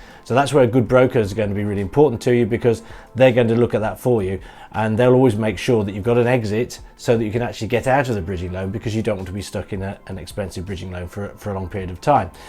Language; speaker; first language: English; native; English